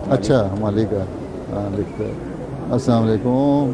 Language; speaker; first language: Urdu; native; Urdu